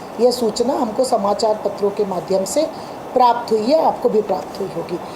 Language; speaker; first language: Hindi; native; Hindi